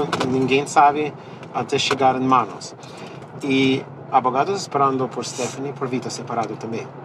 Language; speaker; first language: Portuguese; non-native, learner; Spanish